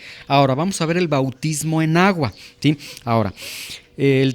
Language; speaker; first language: Spanish; native; Spanish